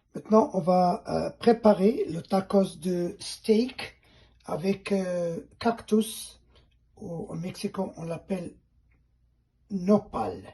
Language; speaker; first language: French; non-native, fluent; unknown